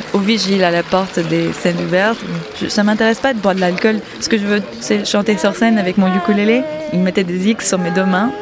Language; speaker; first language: French; non-native, fluent; English